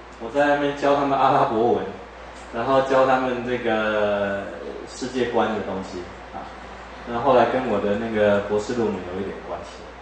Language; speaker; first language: Chinese; native; Chinese